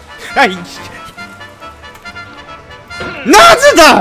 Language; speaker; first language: Korean; non-native, learner; English